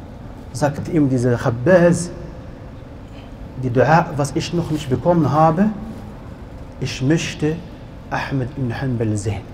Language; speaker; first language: German; non-native, learner; Arabic